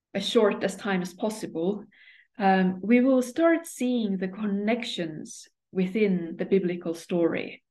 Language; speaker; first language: English; non-native, fluent; Estonian